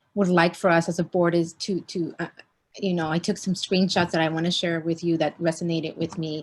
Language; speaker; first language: English; early bilingual, other home language; Spanish